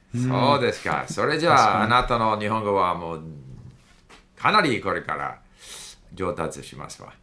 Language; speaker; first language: Japanese; non-native, fluent; English